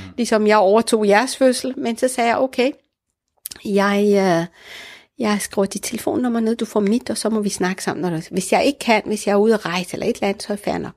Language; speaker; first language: Danish; early bilingual, other home language; Arabic